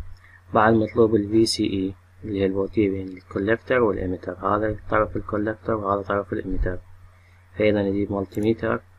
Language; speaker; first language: Arabic; native; Arabic